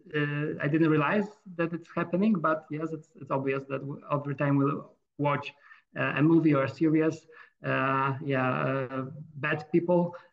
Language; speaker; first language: English; non-native, fluent; Polish